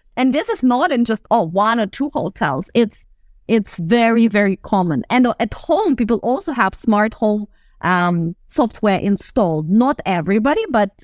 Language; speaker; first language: English; non-native, fluent; Russian